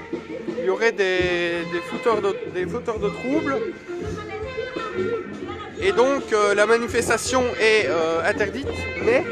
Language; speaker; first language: French; native; French